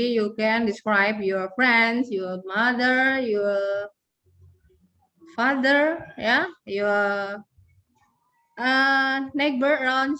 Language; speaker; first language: English; non-native, learner; Indonesian